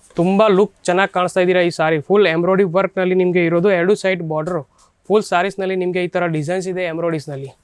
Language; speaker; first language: Kannada; non-native, learner; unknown